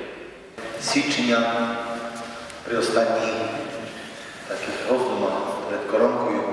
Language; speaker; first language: Ukrainian; non-native, fluent; Polish